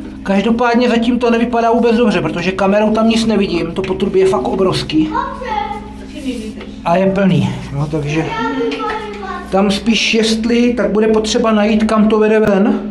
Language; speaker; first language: Czech; native; Czech